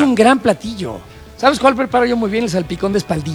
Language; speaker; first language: Spanish; native; Spanish